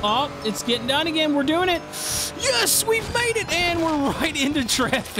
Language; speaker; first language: English; native; English